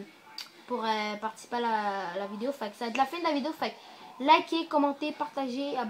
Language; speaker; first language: French; native; French